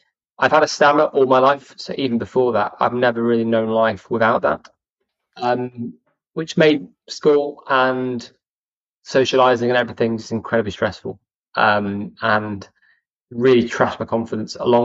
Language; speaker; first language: English; native; English